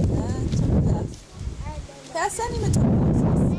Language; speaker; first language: Turkish; non-native, learner; English